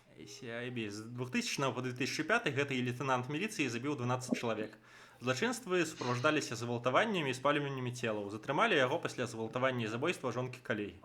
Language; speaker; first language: Belarusian; non-native, local second language; Russian